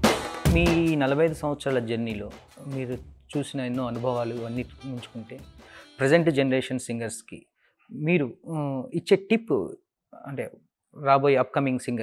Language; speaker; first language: Telugu; native; Telugu